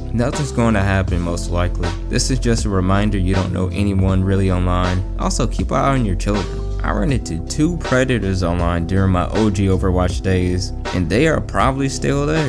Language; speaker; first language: English; native; English